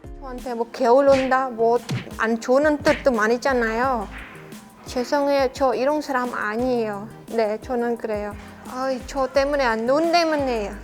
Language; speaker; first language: Korean; non-native, learner; Khmer